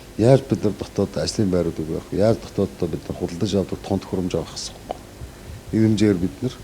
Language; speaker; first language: Mongolian; native; Mongolian